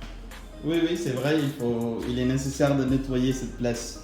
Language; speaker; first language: French; non-native, fluent; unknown